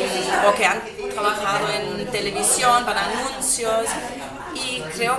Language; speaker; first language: Spanish; non-native, fluent; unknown